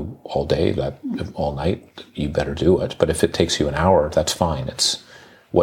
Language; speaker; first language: English; native; English